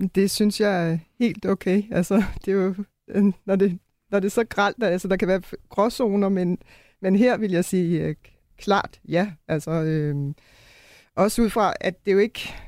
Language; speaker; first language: Danish; native; Danish